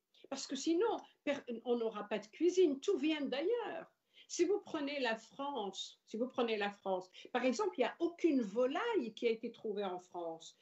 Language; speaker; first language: French; non-native, local second language; Arabic